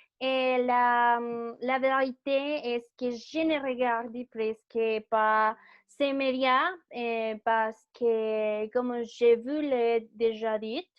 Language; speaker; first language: French; non-native, learner; Spanish